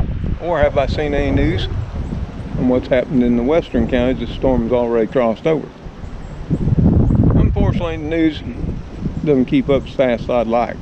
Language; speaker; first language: English; native; English